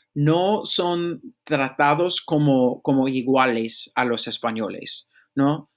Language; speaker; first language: Spanish; non-native, fluent; English